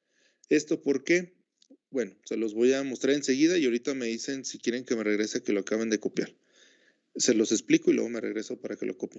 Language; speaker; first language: Spanish; native; Spanish